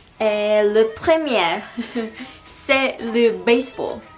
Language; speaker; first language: French; non-native, learner; Korean